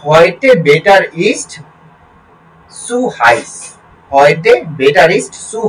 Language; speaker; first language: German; non-native, learner; Bangla